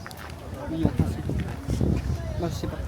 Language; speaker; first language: French; non-native, local second language; Arabic